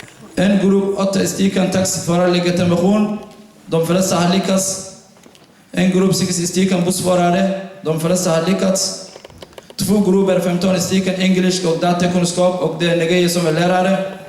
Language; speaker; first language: Swedish; non-native, fluent; Somali